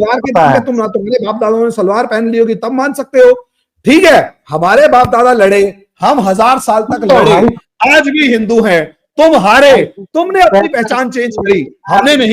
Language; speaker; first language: Hindi; native; Hindi